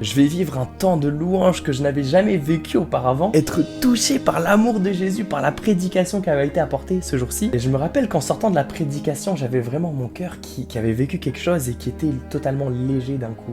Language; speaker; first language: French; native; French